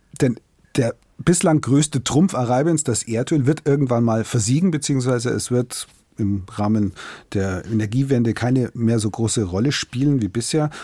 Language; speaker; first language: German; native; German